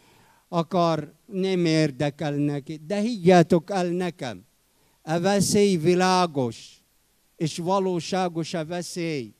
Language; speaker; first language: Hungarian; non-native, fluent; Arabic